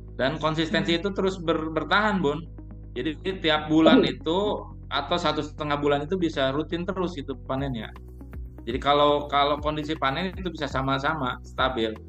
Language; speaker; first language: Indonesian; non-native, local second language; Sundanese